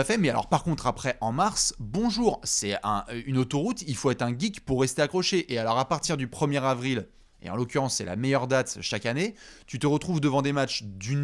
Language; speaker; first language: French; native; French